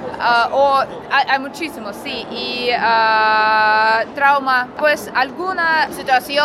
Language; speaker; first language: Spanish; non-native, learner; Russian